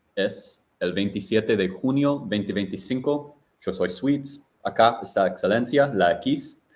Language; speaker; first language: Spanish; non-native, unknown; English